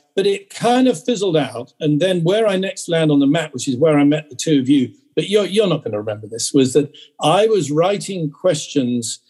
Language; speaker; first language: English; native; English